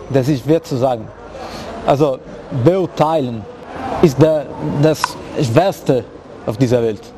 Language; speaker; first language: German; non-native, fluent; Italian